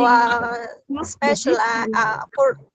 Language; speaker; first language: English; non-native, learner; Vietnamese